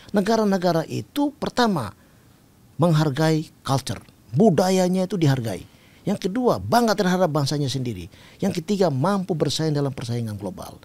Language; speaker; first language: Indonesian; non-native, local second language; Tetum